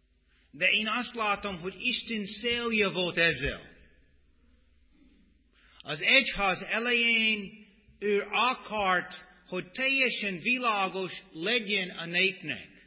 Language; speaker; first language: Hungarian; non-native, fluent; English